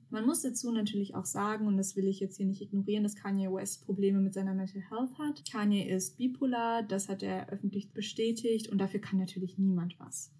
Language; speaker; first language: German; early bilingual, other home language; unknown